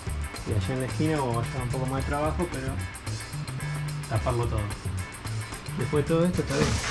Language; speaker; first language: Spanish; native; Spanish